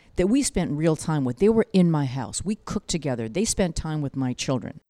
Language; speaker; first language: English; native; English